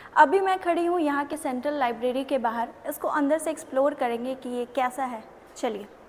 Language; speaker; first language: Hindi; native; Hindi